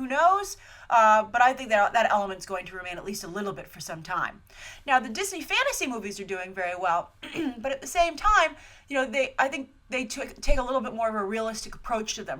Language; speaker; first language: English; native; English